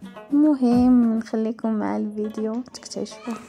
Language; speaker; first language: Arabic; native; Arabic